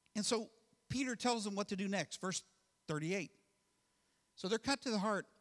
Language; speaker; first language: English; native; English